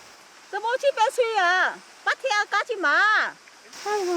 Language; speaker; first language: Korean; non-native, learner; Vietnamese